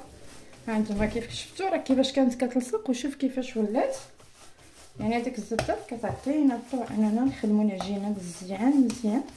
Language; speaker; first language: Arabic; native; Arabic